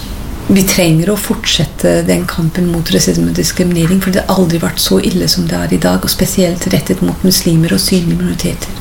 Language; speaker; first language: Norwegian; non-native, fluent; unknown